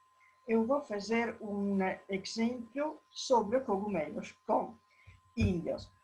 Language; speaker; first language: Portuguese; non-native, learner; Italian